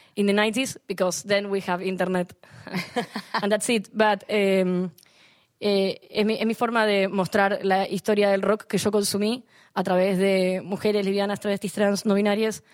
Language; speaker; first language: English; non-native, learner; Spanish